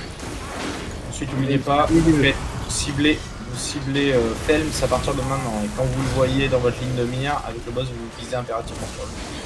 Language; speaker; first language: French; native; French